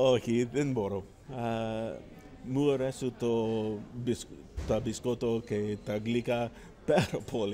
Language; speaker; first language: Greek; non-native, learner; English